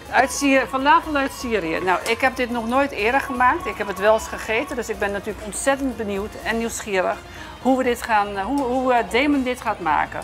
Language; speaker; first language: Dutch; native; Dutch